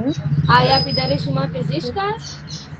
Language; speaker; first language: Persian; non-native, learner; Urdu